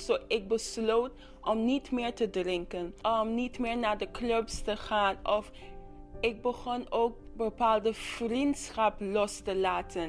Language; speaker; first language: Dutch; non-native, local second language; English